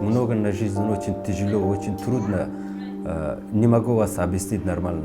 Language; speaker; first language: Russian; non-native, learner; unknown